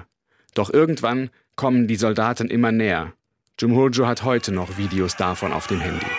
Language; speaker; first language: German; native; German